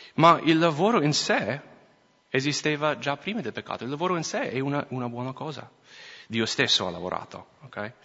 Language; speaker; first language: Italian; non-native, fluent; English